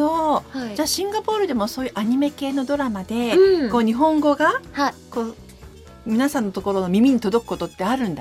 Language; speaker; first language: Japanese; native; Japanese